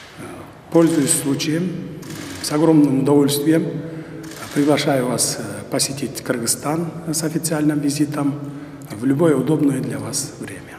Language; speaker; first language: Russian; non-native, local second language; Kyrgyz